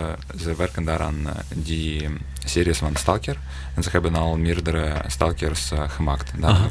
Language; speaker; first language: Dutch; non-native, learner; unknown